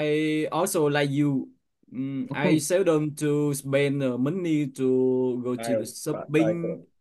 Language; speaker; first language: English; non-native, learner; Vietnamese